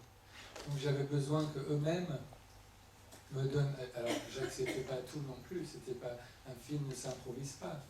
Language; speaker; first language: French; non-native, fluent; Persian